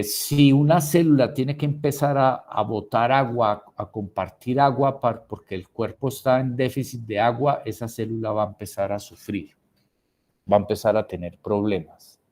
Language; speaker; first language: Spanish; native; Spanish